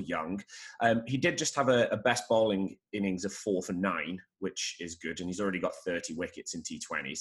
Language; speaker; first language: English; native; English